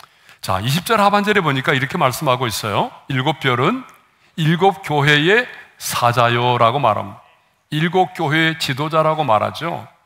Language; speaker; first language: Korean; native; Korean